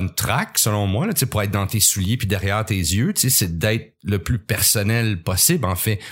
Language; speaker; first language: French; native; French